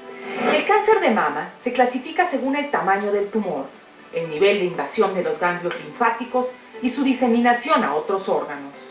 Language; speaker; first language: Spanish; native; Spanish